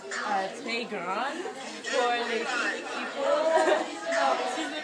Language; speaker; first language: French; non-native, learner; English